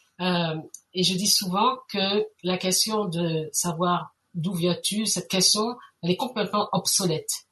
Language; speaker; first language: French; native; French